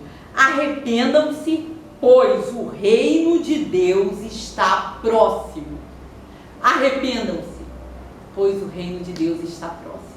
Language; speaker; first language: Portuguese; native; Portuguese